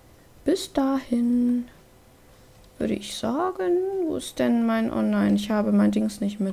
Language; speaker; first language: German; native; German